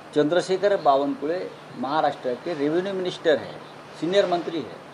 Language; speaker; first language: Hindi; non-native, local second language; Marathi